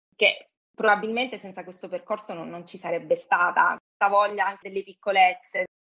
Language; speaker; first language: Italian; native; Italian